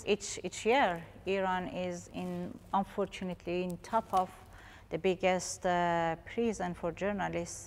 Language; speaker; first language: English; non-native, learner; Persian